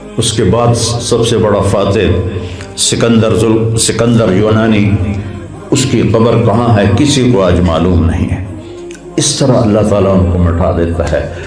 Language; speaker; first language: Urdu; non-native, local second language; Punjabi